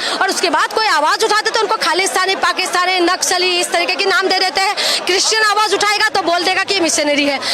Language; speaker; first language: Hindi; non-native, local second language; Assamese